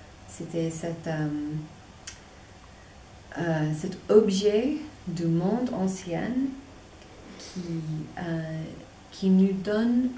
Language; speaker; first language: French; non-native, fluent; English